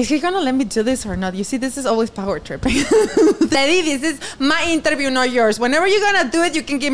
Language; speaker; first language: English; non-native, fluent; Spanish